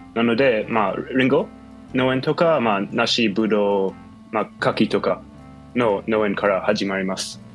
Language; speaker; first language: Japanese; non-native, fluent; English